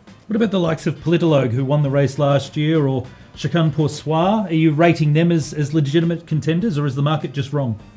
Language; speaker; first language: English; native; English